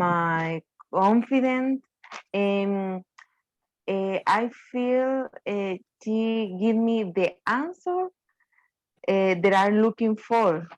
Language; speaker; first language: English; non-native, learner; Spanish